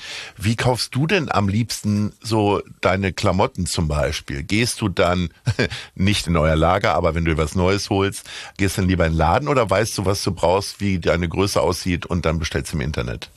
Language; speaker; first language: German; native; German